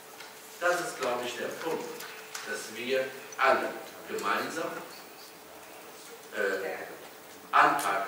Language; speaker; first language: German; early bilingual, other home language; Kurdish